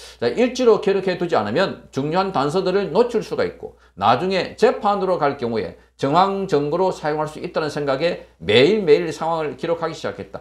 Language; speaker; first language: Korean; native; Korean